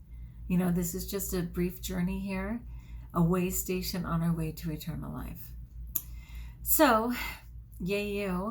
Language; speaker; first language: English; native; English